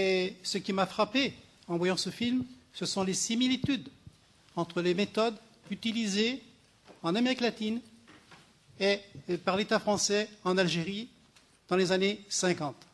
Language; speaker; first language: French; native; French